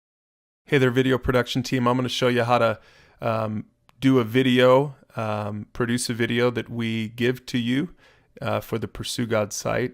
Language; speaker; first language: English; native; English